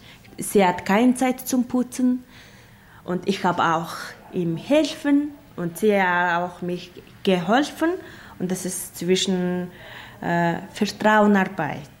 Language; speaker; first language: German; non-native, learner; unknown